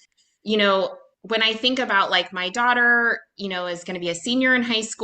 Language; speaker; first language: English; native; English